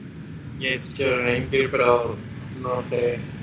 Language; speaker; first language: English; non-native, learner; Spanish